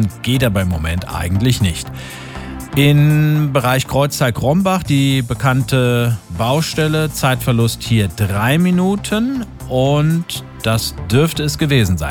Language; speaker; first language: German; native; German